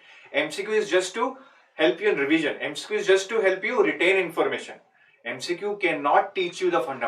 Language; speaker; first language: English; non-native, local second language; Hindi